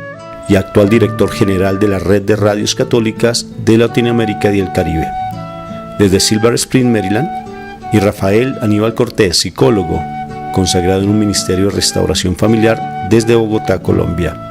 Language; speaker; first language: Spanish; native; Spanish